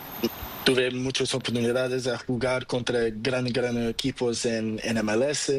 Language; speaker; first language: Spanish; non-native, learner; Portuguese